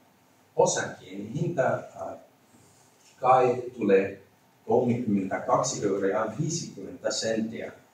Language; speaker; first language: Finnish; non-native, learner; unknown